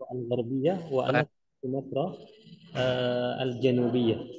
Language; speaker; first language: Arabic; non-native, fluent; Indonesian